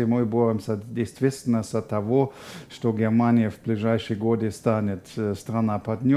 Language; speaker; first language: Russian; non-native, fluent; German